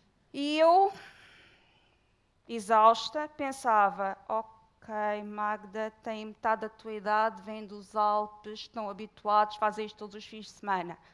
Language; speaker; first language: Portuguese; native; Portuguese